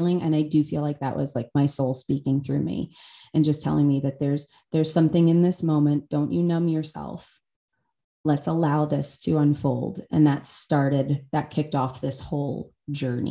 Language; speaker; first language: English; native; English